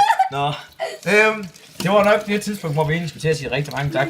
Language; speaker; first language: Danish; native; Danish